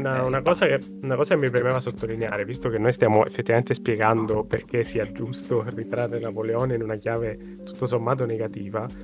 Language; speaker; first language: Italian; native; Italian